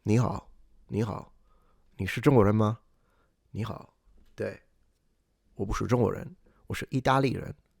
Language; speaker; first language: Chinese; non-native, fluent; Italian